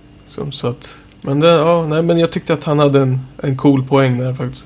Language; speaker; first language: Swedish; native; Swedish